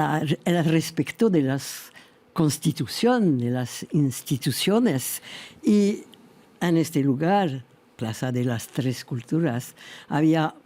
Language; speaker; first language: Spanish; non-native, fluent; French